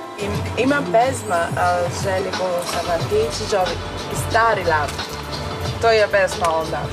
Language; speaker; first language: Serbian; non-native, learner; Spanish